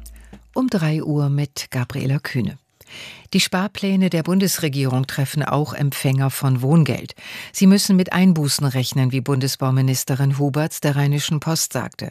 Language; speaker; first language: German; native; German